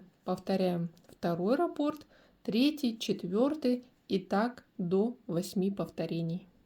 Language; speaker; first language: Russian; native; Russian